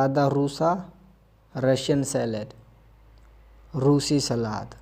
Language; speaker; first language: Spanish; non-native, fluent; Urdu